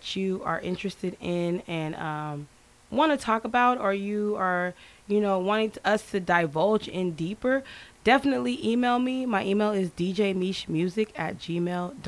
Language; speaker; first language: English; native; English